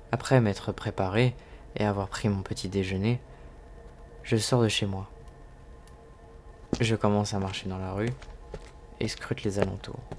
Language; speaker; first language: French; native; French